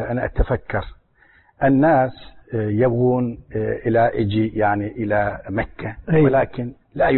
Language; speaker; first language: Arabic; non-native, learner; Turkish